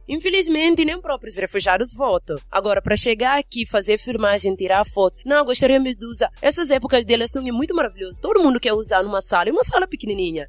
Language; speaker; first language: Portuguese; non-native, fluent; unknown